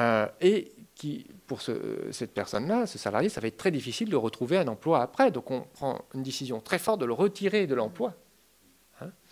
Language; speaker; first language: French; native; French